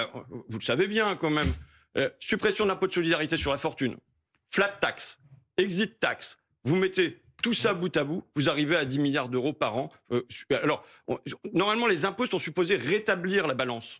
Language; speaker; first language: French; native; French